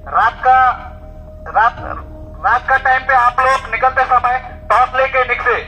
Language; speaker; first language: Hindi; non-native, local second language; Bangla